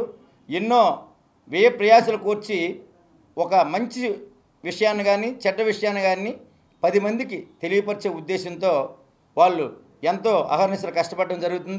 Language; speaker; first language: Telugu; native; Telugu